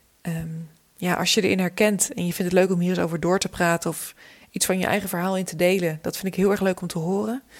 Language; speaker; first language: Dutch; native; Dutch